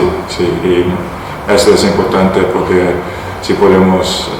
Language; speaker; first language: Spanish; non-native, learner; Dutch